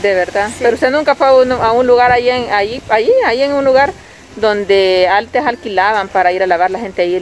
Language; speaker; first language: Spanish; native; Spanish